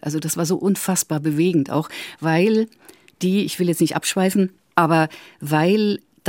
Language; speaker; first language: German; native; German